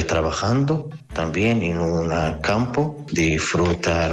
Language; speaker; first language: Spanish; non-native, learner; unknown